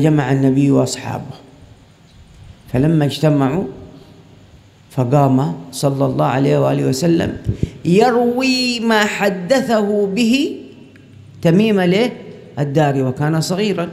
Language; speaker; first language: Arabic; native; Arabic